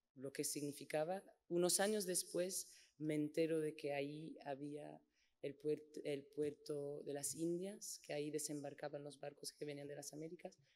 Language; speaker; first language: Spanish; non-native, fluent; English